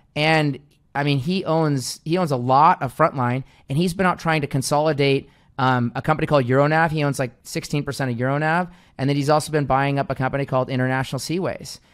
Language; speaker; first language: English; native; English